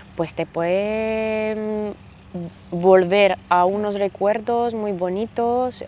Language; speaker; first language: Spanish; non-native, fluent; Slovak